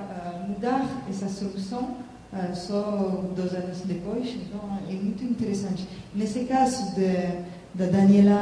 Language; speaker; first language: Portuguese; non-native, fluent; French